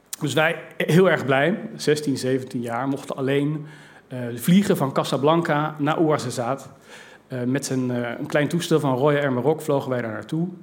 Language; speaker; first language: Dutch; native; Dutch